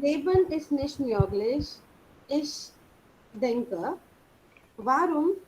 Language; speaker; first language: German; non-native, learner; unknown